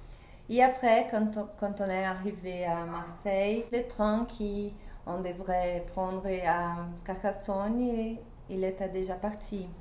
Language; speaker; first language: French; non-native, fluent; Portuguese